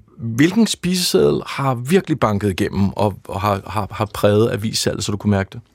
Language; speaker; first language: Danish; native; Danish